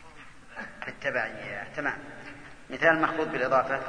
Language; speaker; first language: Arabic; native; Arabic